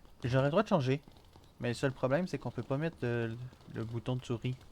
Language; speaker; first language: French; native; French